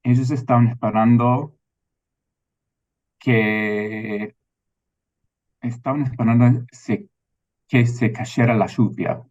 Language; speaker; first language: Spanish; non-native, fluent; English